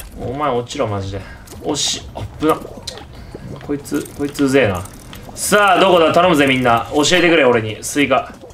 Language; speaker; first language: Japanese; non-native, fluent; Russian